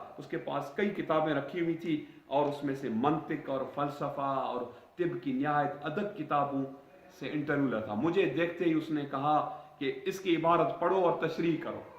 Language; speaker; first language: Urdu; non-native, local second language; Sindhi